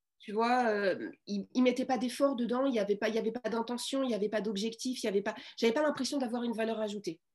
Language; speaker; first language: French; native; French